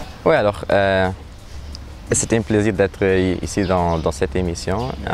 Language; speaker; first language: French; non-native, learner; German